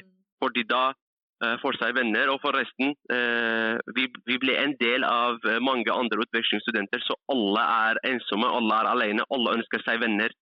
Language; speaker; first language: Norwegian; early bilingual, other home language; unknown